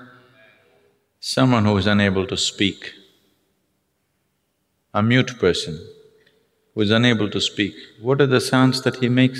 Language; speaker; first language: English; non-native, local second language; Tamil